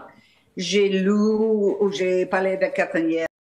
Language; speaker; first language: French; non-native, fluent; English